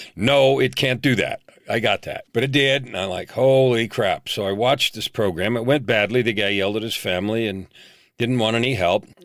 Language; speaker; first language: English; native; English